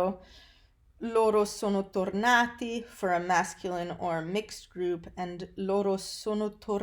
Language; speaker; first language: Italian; non-native, fluent; English